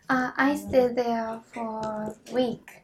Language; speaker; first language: English; non-native, learner; Japanese